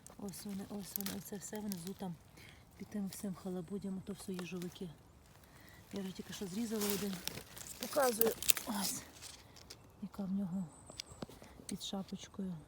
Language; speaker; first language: Ukrainian; native; Ukrainian